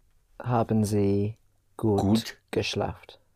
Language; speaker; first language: German; non-native, learner; English